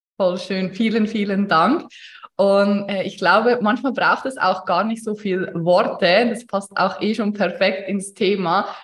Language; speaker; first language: German; native; German